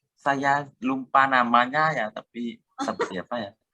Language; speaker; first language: Indonesian; non-native, learner; Khmer